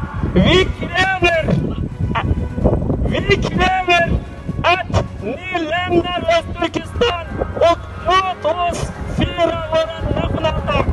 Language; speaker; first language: Swedish; non-native, fluent; Uyghur